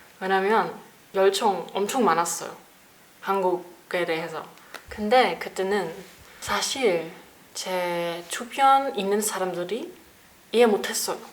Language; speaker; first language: Korean; non-native, learner; German